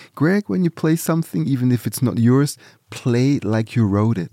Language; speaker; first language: English; early bilingual, other home language; Swiss German